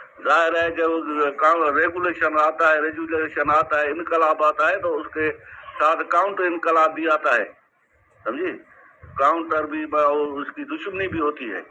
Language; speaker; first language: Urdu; non-native, local second language; Sindhi